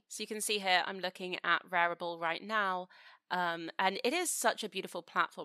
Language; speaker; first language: English; native; English